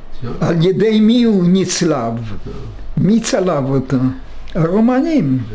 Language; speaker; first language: Hebrew; non-native, fluent; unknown